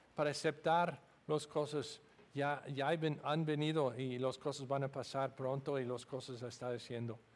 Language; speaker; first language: Spanish; non-native, learner; English